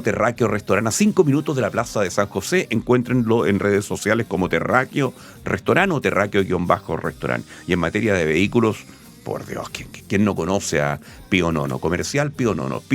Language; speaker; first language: Spanish; native; Spanish